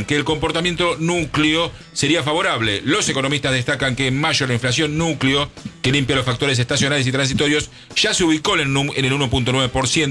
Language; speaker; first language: Spanish; native; Spanish